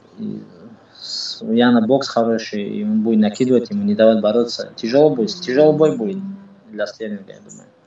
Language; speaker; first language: Russian; non-native, local second language; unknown